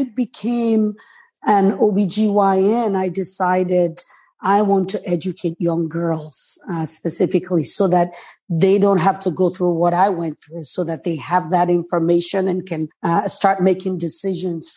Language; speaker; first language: English; non-native, local second language; Krio